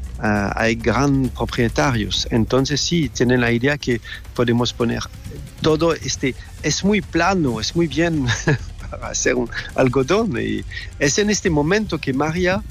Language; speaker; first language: Spanish; non-native, learner; French